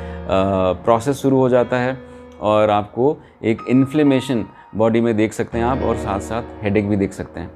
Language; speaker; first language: Hindi; native; Hindi